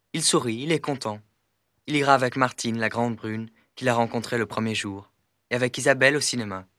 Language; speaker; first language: French; native; French